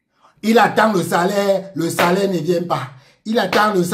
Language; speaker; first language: French; native; French